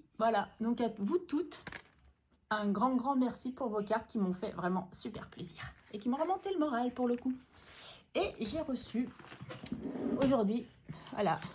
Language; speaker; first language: French; native; French